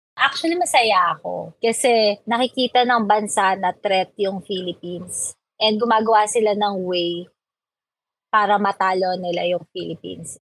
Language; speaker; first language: Filipino; native; Filipino